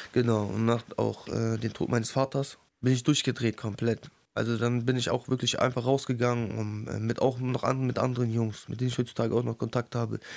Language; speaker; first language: German; early bilingual, other home language; Russian